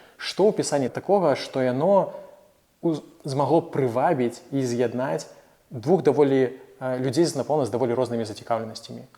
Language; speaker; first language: Belarusian; non-native, local second language; Russian